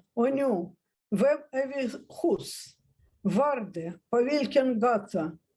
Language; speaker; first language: Swedish; non-native, fluent; Russian